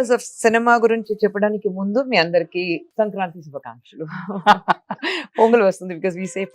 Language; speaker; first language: Telugu; non-native, fluent; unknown